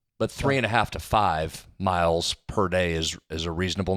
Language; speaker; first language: English; native; English